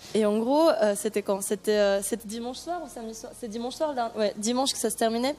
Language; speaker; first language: French; early bilingual, other home language; Korean